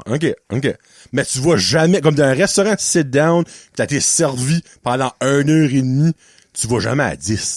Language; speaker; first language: French; native; French